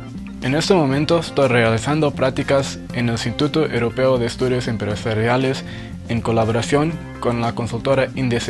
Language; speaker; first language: Spanish; non-native, learner; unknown